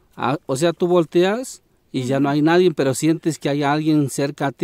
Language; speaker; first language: Spanish; native; Spanish